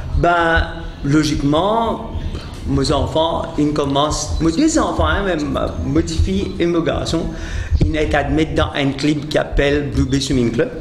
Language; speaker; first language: French; non-native, local second language; Morisyen